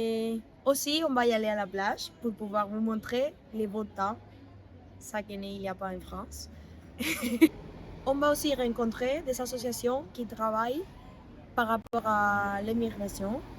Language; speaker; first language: French; non-native, fluent; Spanish